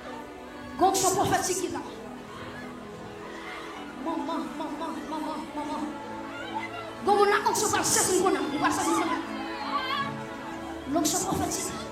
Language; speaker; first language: French; non-native, local second language; Haitian Creole